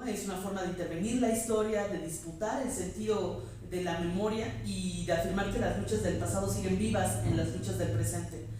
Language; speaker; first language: Spanish; native; Spanish